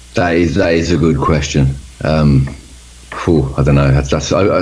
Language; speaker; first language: English; native; English